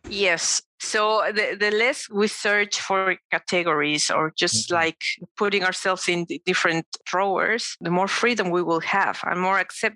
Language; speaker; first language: English; non-native, fluent; Spanish